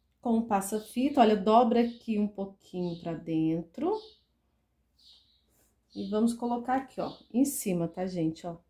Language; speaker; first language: Portuguese; native; Portuguese